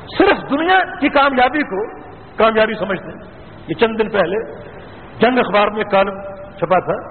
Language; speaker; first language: Urdu; native; Urdu